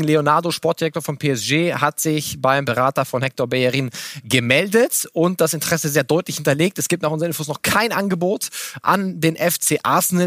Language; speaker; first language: German; native; German